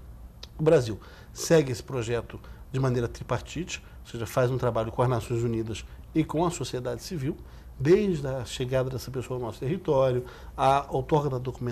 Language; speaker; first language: Portuguese; native; Portuguese